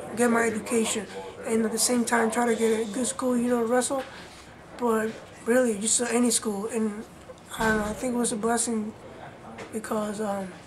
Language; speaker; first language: English; early bilingual, other home language; Spanish